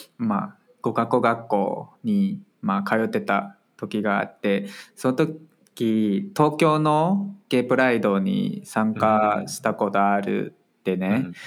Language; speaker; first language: Japanese; non-native, fluent; Chinese